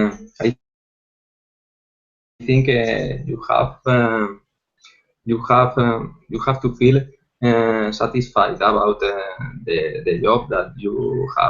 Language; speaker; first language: English; non-native, learner; Spanish